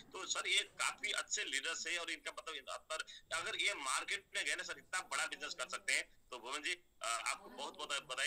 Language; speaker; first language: Hindi; native; Hindi